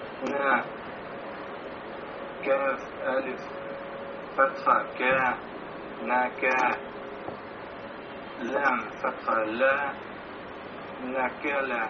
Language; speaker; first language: Arabic; non-native, learner; Russian